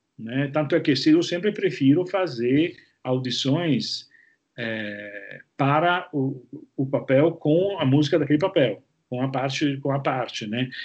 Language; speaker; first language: Portuguese; non-native, fluent; Italian